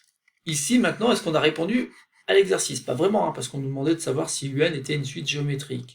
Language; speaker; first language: French; native; French